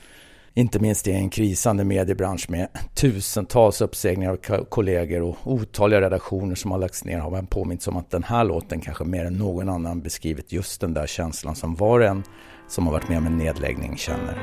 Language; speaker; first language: Swedish; native; Swedish